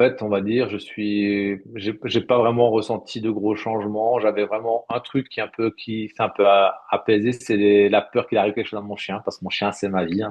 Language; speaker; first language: French; native; French